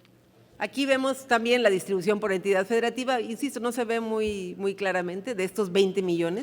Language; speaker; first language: Spanish; native; Spanish